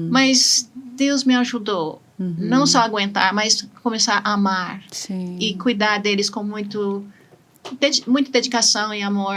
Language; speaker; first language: Portuguese; non-native, fluent; English